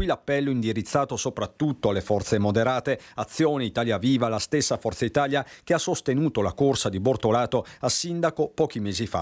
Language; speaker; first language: Italian; native; Italian